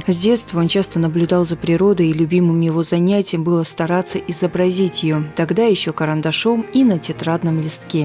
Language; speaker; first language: Russian; native; Russian